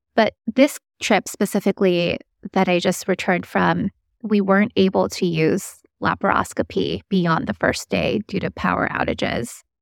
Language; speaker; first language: English; early bilingual, other home language; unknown